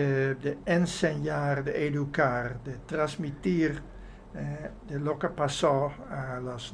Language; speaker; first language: Spanish; non-native, fluent; Dutch